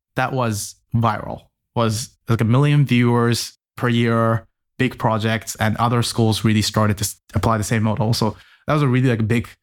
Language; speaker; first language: English; non-native, fluent; Japanese